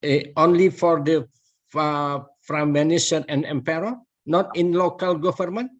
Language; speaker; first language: English; non-native, learner; Indonesian